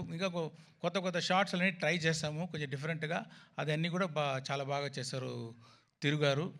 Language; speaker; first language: Telugu; non-native, fluent; Tamil